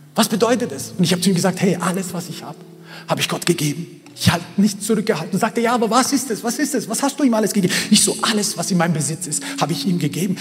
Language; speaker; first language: German; early bilingual, other home language; Croatian